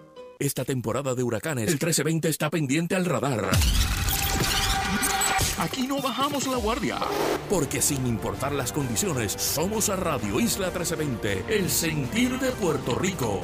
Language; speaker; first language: Spanish; native; Spanish